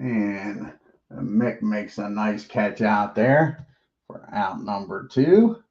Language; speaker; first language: English; native; English